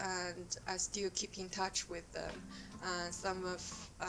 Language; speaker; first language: English; non-native, fluent; Chinese